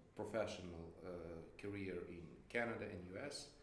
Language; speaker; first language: English; non-native, fluent; Ukrainian